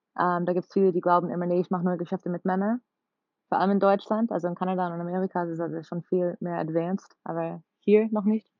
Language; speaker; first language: German; non-native, fluent; English